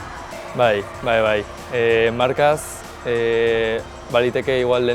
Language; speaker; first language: Basque; non-native, learner; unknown